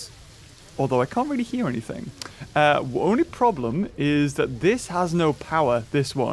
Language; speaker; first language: English; native; English